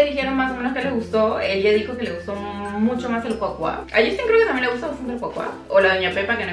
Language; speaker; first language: Spanish; native; Spanish